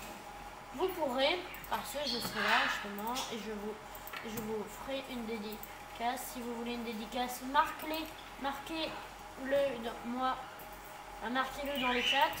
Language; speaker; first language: French; native; French